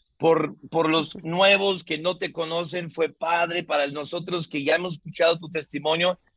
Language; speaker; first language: Spanish; native; Spanish